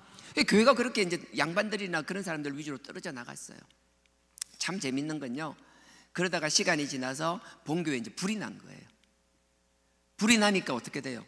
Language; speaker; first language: Korean; native; Korean